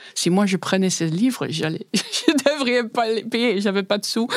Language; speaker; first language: French; non-native, fluent; Dutch